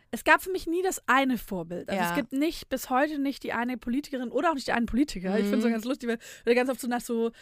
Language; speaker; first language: German; native; German